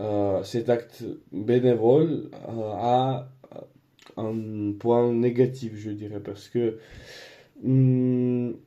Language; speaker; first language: French; non-native, learner; Spanish